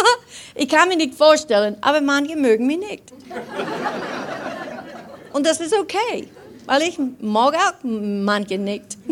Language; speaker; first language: German; non-native, fluent; English